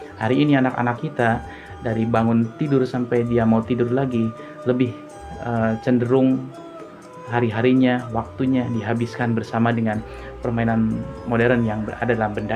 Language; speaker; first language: Indonesian; non-native, local second language; Sundanese